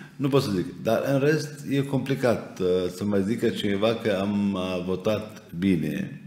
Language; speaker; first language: Romanian; non-native, fluent; Arabic